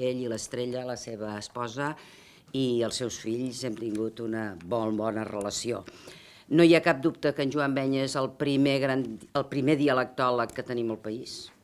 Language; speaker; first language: Catalan; native; Catalan